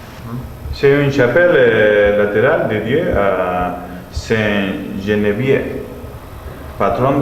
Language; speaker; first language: French; non-native, learner; Spanish